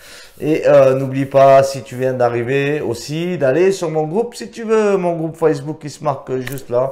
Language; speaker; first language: French; native; French